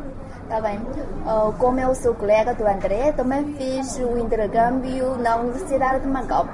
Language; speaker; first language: Portuguese; non-native, learner; Chinese